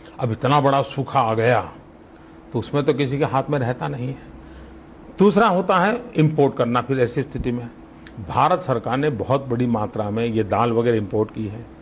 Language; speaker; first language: Hindi; non-native, local second language; Gujarati